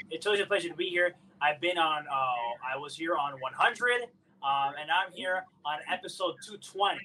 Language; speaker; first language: English; early bilingual, other home language; Spanish